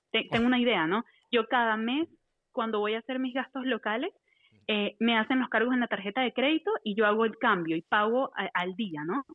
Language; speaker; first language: Spanish; native; Spanish